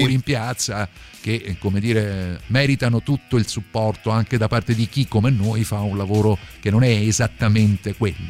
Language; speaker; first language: Italian; native; Italian